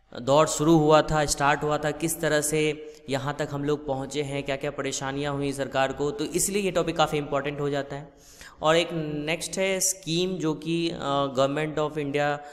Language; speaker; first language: Hindi; native; Hindi